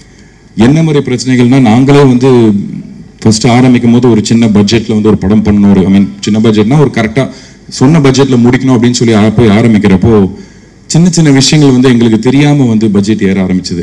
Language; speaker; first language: Tamil; native; Tamil